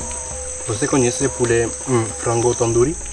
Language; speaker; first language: Portuguese; non-native, learner; French